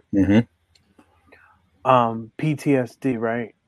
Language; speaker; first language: English; native; English